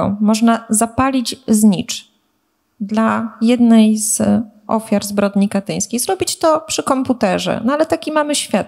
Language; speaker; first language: Polish; native; Polish